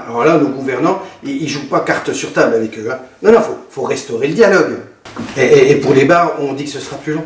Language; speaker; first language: French; native; French